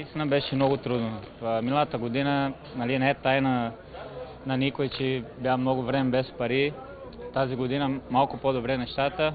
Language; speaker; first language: Bulgarian; non-native, fluent; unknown